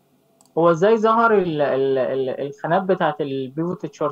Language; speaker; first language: Arabic; native; Arabic